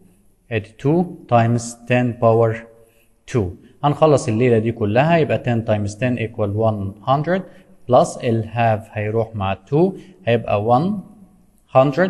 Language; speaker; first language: Arabic; native; Arabic